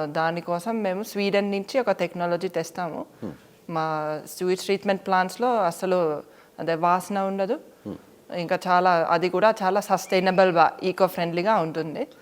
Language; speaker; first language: Telugu; non-native, fluent; Finnish